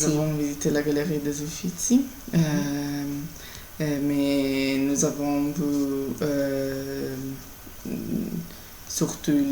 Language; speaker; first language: French; non-native, learner; Italian